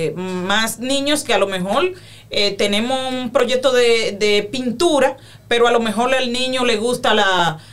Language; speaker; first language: Spanish; native; Spanish